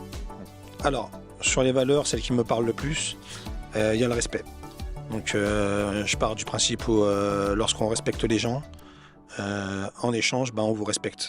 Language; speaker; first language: French; native; French